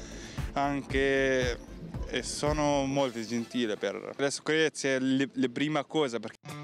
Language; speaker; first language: Italian; non-native, learner; Arabic